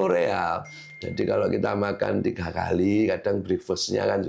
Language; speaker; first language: Indonesian; non-native, local second language; Javanese